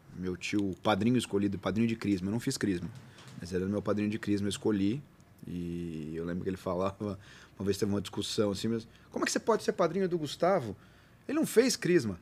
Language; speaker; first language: Portuguese; native; Portuguese